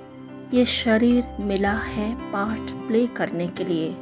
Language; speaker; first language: Hindi; native; Hindi